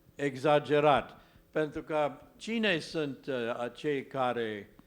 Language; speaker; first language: Romanian; non-native, learner; English